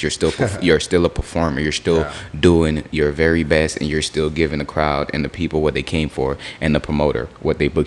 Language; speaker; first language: English; native; English